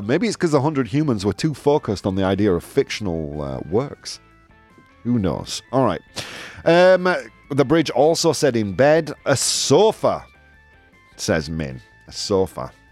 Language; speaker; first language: English; native; English